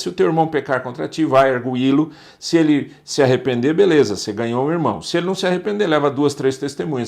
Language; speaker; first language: Portuguese; native; Portuguese